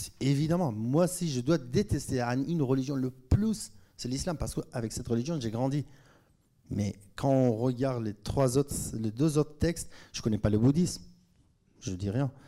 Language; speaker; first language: French; non-native, fluent; Kurdish